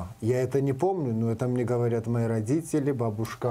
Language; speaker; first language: Russian; non-native, learner; Georgian